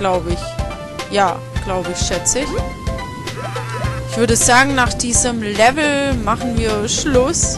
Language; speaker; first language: German; native; German